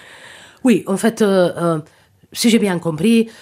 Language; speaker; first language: French; non-native, fluent; Czech